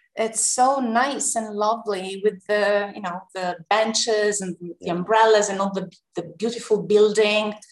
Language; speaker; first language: English; non-native, fluent; Italian